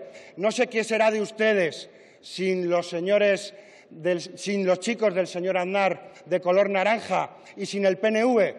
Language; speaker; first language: Spanish; native; Spanish